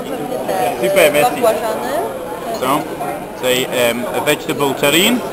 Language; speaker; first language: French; non-native, learner; English